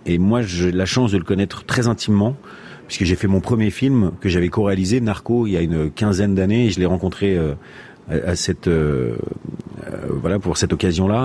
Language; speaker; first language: French; native; French